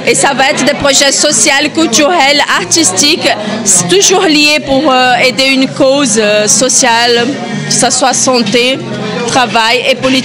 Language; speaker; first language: French; non-native, fluent; Portuguese